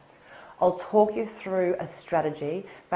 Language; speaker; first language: English; native; English